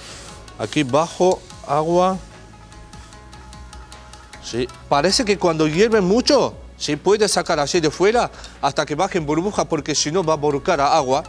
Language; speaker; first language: Spanish; non-native, learner; Japanese